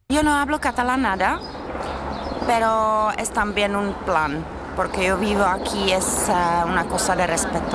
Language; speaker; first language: Spanish; non-native, learner; Czech